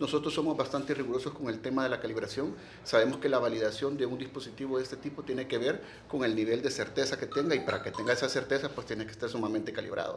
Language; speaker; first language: Spanish; native; Spanish